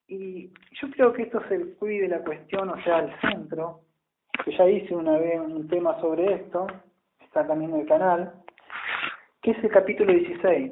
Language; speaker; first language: Spanish; native; Spanish